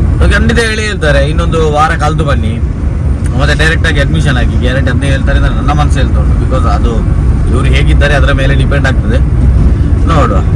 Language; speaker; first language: Kannada; non-native, local second language; Tulu